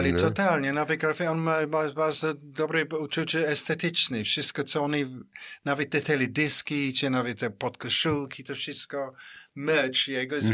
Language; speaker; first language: Polish; non-native, fluent; English